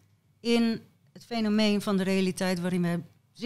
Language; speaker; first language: Dutch; native; Dutch